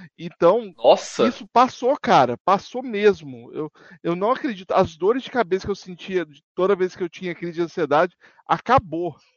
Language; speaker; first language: Portuguese; native; Portuguese